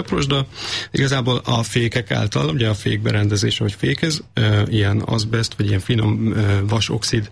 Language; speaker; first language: Hungarian; native; Hungarian